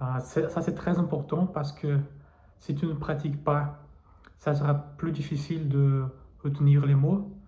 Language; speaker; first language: French; non-native, fluent; Portuguese